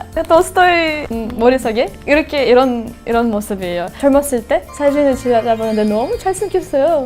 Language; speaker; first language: Korean; non-native, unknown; Russian